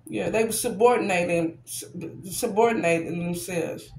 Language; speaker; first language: English; native; English